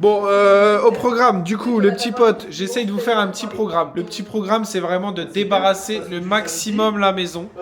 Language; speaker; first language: French; native; French